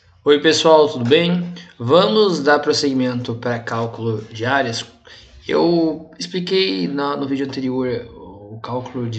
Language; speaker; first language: Portuguese; native; Portuguese